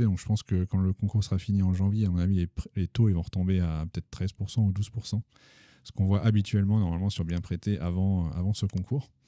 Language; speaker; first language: French; native; French